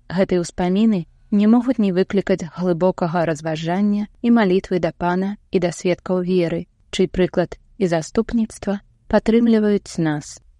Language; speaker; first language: Belarusian; native; Belarusian